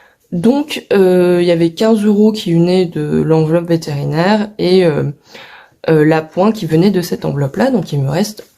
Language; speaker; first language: French; native; French